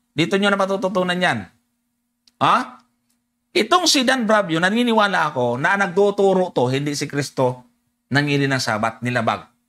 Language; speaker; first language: Filipino; non-native, local second language; Cebuano